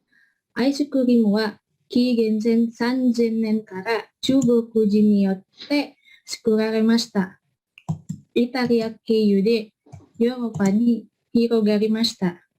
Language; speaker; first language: Japanese; non-native, learner; Indonesian